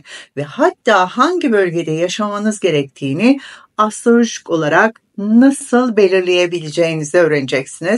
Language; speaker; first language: Turkish; native; Turkish